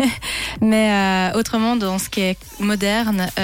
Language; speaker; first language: French; native; French